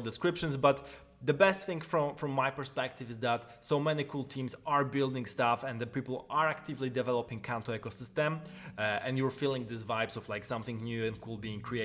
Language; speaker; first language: English; non-native, fluent; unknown